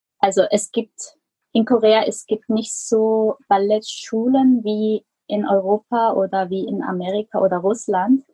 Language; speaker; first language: German; non-native, fluent; Korean